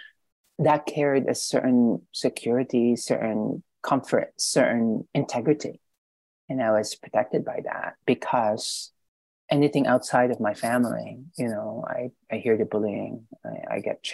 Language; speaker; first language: English; non-native, local second language; Filipino